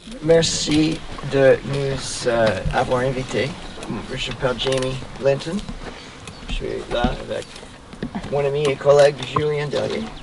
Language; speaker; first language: French; non-native, fluent; English